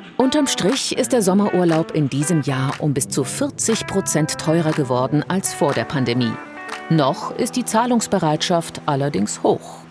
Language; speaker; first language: German; native; German